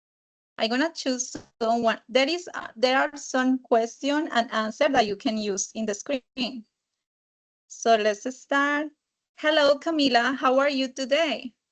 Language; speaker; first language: English; non-native, fluent; Spanish